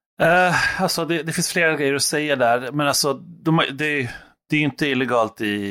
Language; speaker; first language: Swedish; native; Swedish